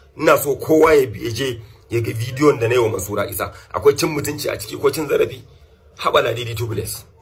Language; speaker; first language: Hausa; non-native, local second language; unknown